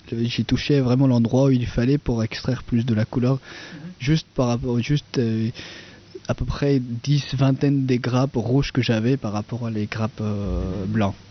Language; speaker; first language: French; non-native, fluent; Persian